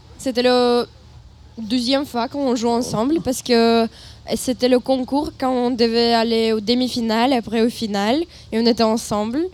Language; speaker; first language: French; non-native, learner; Ukrainian